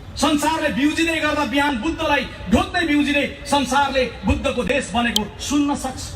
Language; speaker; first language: Nepali; native; Nepali